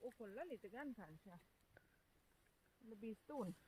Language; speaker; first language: Swedish; non-native, learner; Thai